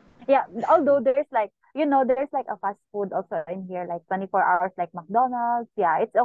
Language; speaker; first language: English; non-native, local second language; Cebuano